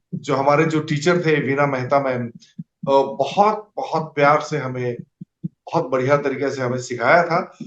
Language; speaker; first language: Hindi; non-native, local second language; Assamese